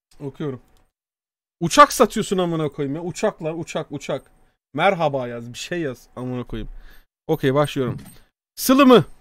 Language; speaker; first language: Turkish; native; Turkish